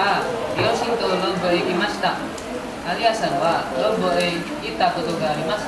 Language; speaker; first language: Japanese; non-native, learner; Indonesian